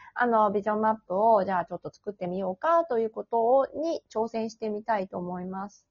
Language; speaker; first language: Japanese; native; Japanese